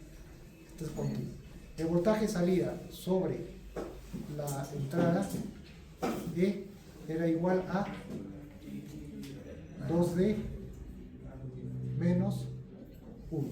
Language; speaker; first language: Spanish; native; Spanish